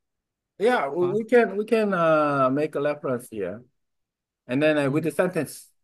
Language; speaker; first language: English; non-native, learner; Vietnamese